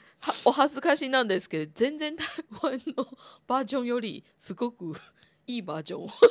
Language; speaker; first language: Japanese; non-native, fluent; Chinese